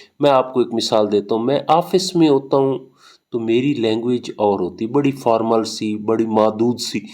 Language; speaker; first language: Urdu; non-native, local second language; Punjabi